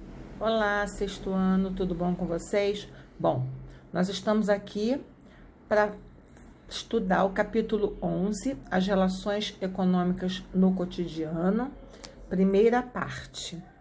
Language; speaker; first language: Portuguese; native; Portuguese